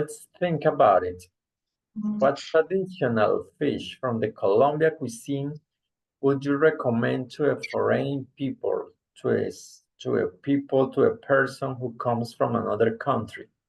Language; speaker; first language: English; non-native, fluent; Spanish